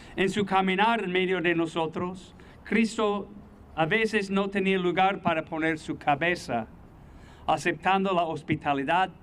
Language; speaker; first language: Spanish; non-native, fluent; English